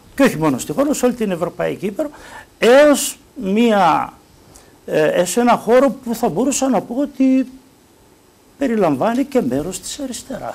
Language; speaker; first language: Greek; native; Greek